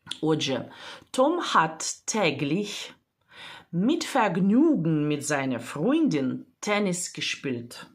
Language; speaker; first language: German; non-native, fluent; Ukrainian